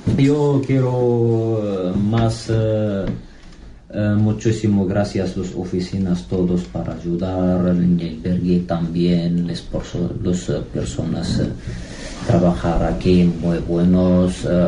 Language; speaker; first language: Spanish; non-native, learner; Arabic